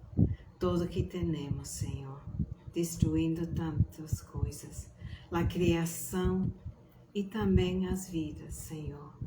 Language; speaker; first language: Portuguese; non-native, fluent; English